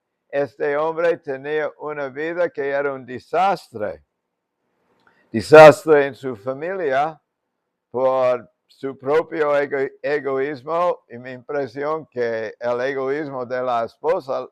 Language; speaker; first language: Spanish; non-native, fluent; English